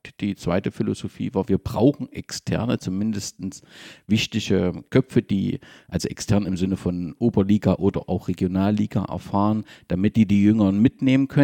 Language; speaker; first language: German; native; German